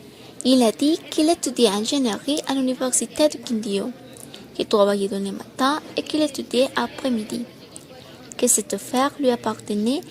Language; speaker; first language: French; non-native, learner; Spanish